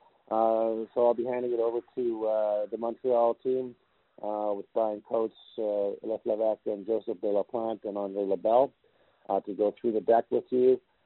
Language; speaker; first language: English; native; English